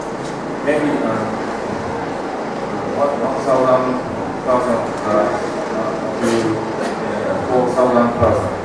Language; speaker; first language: English; non-native, learner; Japanese